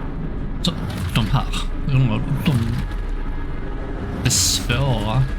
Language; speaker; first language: Swedish; non-native, learner; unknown